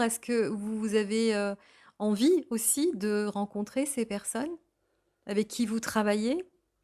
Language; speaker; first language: French; native; French